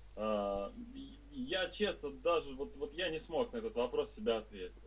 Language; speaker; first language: Russian; native; Russian